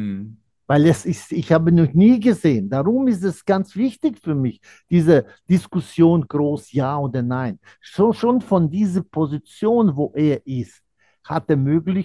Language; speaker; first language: German; non-native, fluent; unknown